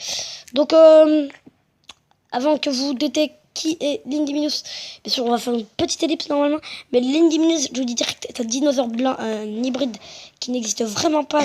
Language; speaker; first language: French; native; French